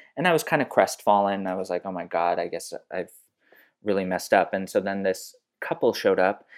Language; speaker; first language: English; early bilingual, other home language; French